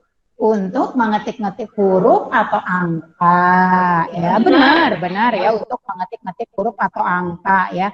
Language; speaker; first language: Indonesian; native; Indonesian